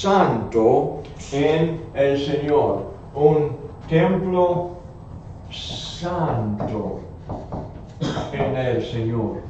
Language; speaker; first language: Spanish; non-native, fluent; English